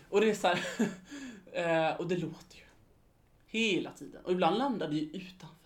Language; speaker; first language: Swedish; native; Swedish